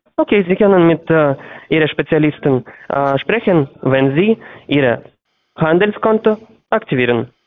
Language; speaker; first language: German; non-native, learner; Russian